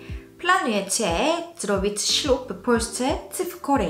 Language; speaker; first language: Polish; non-native, local second language; Korean